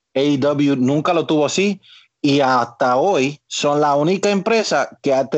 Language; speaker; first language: Spanish; native; Spanish